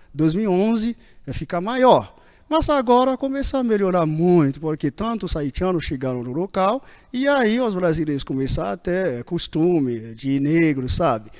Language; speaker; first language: Portuguese; non-native, fluent; Haitian Creole